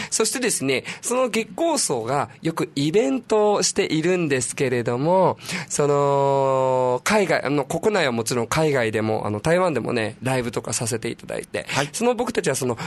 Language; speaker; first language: Japanese; native; Japanese